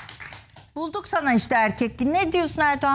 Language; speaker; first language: Turkish; native; Turkish